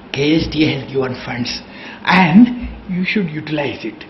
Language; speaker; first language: English; non-native, local second language; Kannada